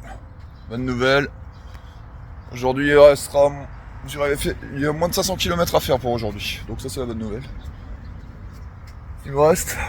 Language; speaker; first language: French; native; French